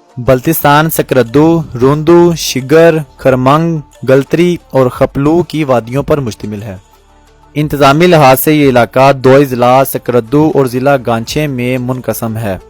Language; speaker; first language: Urdu; non-native, local second language; Balti